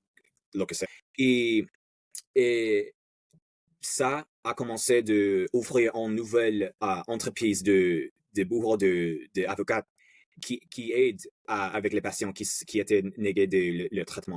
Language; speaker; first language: French; non-native, learner; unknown